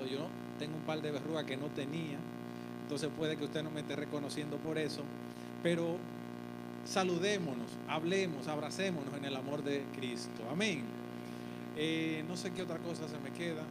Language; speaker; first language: Spanish; native; Spanish